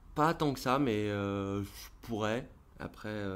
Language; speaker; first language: French; native; French